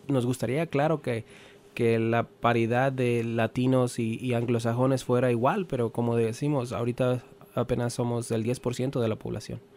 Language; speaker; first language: Spanish; native; Spanish